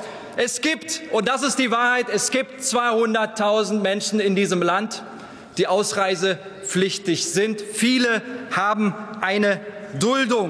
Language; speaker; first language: German; early bilingual, other home language; Turkish